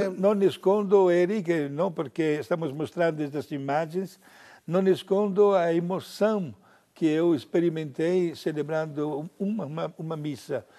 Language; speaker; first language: Portuguese; non-native, fluent; Italian